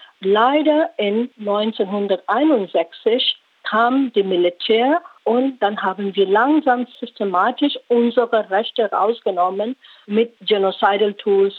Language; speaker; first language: German; non-native, learner; Rohingya